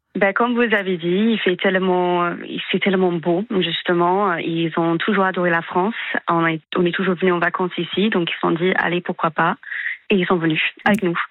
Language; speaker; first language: French; non-native, fluent; English